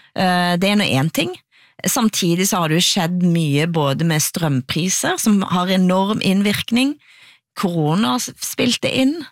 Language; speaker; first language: Norwegian; native; Norwegian